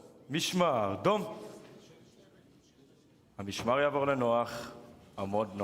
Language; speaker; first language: Hebrew; native; Hebrew